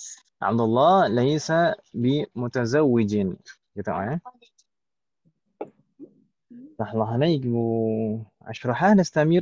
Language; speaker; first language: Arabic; non-native, fluent; Indonesian